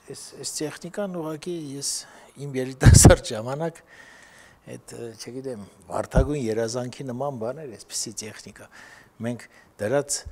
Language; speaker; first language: Armenian; native; Armenian